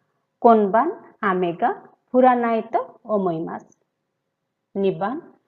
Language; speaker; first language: Japanese; non-native, fluent; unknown